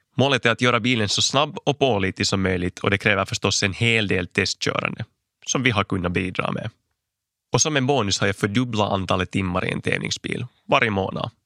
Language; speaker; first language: Swedish; native; Swedish